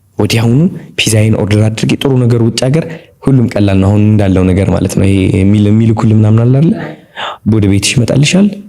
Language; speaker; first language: Amharic; non-native, local second language; Tigrinya